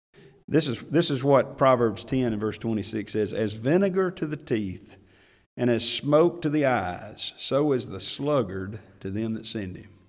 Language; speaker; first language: English; native; English